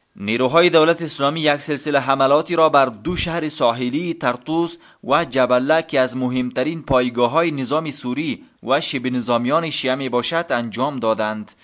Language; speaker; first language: Persian; native; Persian